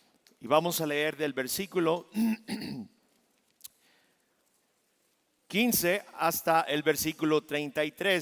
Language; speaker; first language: Spanish; native; Spanish